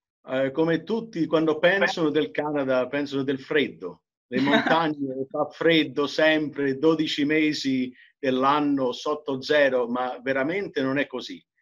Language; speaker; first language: Italian; early bilingual, heritage; English